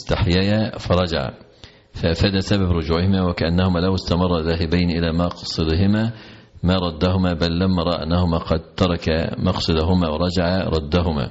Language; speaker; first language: Arabic; native; Arabic